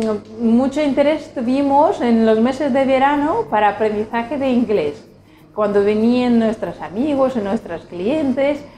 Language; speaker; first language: Spanish; non-native, fluent; Russian